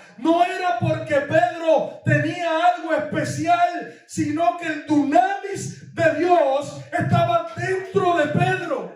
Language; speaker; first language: Spanish; native; Spanish